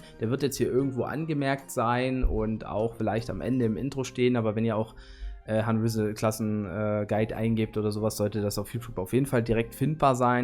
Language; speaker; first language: German; native; German